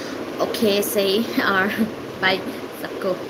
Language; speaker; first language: Hindi; non-native, learner; Nepali